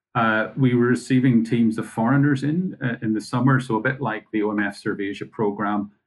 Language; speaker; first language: English; native; English